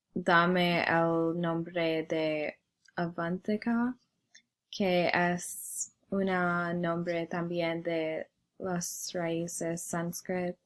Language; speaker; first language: Spanish; non-native, learner; English